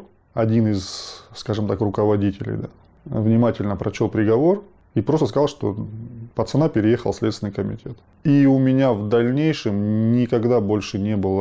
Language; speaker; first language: Russian; native; Russian